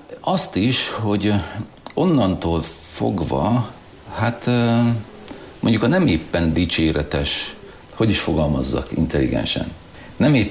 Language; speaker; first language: Hungarian; non-native, local second language; German